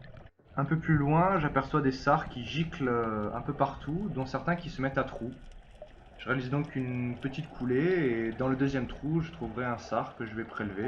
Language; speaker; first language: French; native; French